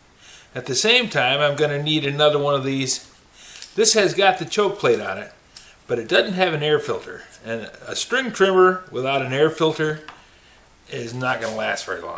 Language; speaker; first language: English; native; English